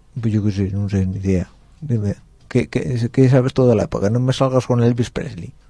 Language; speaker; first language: Spanish; native; Spanish